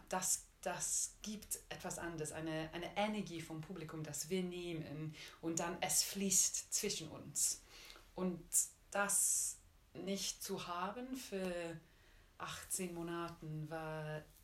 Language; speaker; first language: German; non-native, learner; Czech